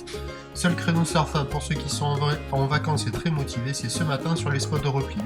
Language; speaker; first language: French; native; French